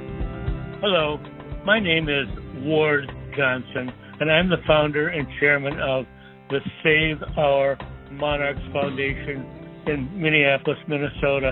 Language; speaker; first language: English; native; English